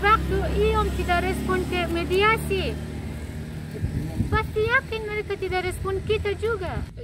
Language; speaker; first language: Indonesian; non-native, learner; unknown